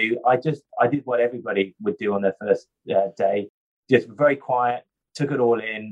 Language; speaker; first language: English; native; English